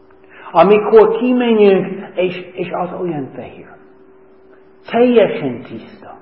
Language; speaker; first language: Hungarian; non-native, fluent; English